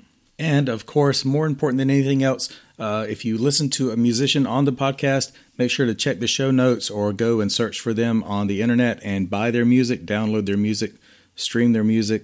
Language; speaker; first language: English; native; English